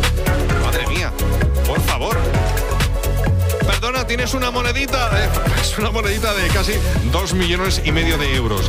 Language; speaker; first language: Spanish; native; Spanish